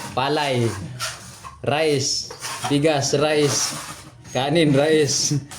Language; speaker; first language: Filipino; non-native, local second language; Cebuano